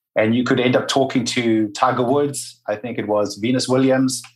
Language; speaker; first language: English; native; English